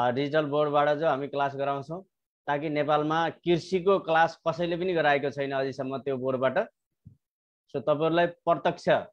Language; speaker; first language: Nepali; native; Nepali